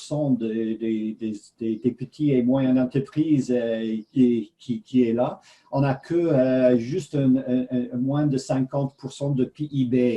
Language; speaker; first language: French; non-native, fluent; English